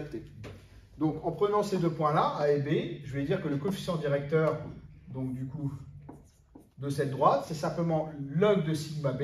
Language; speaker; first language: French; native; French